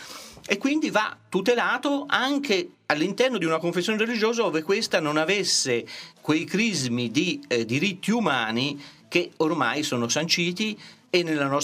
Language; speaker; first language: Italian; native; Italian